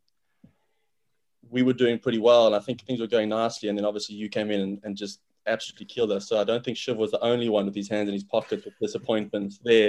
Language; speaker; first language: English; native; English